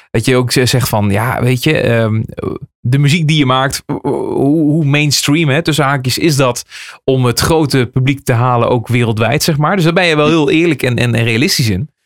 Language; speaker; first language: Dutch; native; Dutch